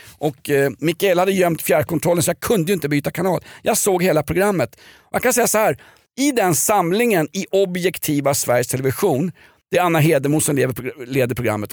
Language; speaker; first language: Swedish; native; Swedish